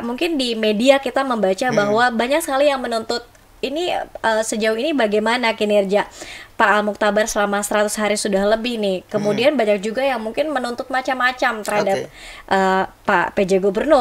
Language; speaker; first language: Indonesian; native; Indonesian